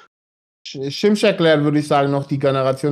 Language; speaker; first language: German; native; German